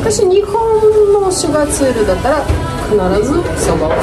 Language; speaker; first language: Japanese; non-native, fluent; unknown